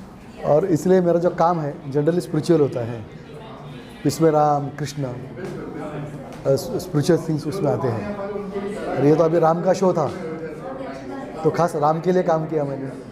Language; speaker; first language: Hindi; non-native, local second language; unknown